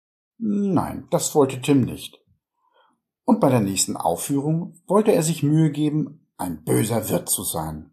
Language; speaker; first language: German; native; German